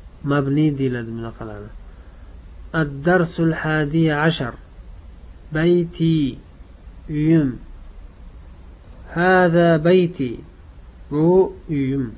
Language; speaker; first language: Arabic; non-native, fluent; Uzbek